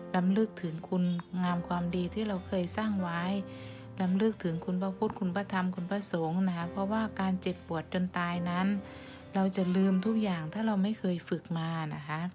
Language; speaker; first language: Thai; native; Thai